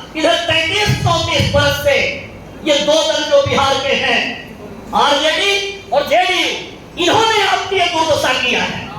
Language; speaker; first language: Hindi; native; Hindi